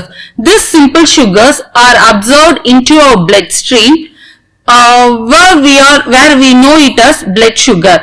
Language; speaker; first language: English; non-native, local second language; Tamil